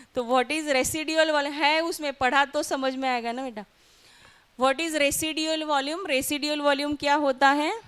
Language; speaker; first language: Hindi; non-native, local second language; Marathi